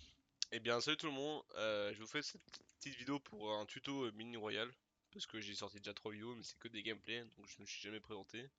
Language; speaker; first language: French; native; French